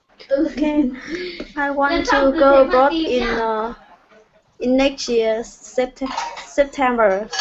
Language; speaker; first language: English; non-native, learner; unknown